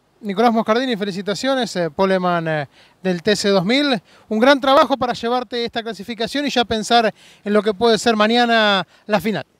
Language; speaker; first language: Spanish; native; Spanish